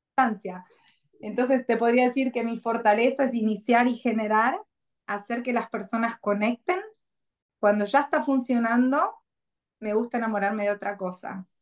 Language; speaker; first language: Spanish; native; Spanish